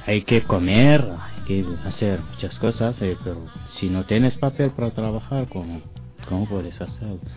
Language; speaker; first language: Spanish; non-native, learner; French